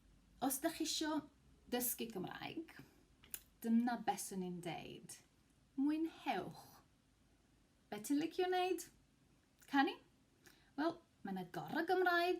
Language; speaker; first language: Welsh; non-native, fluent; Greek